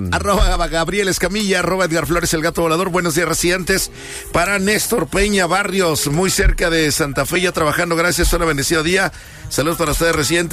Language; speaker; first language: Spanish; native; Spanish